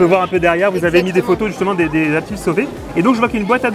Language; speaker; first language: French; native; French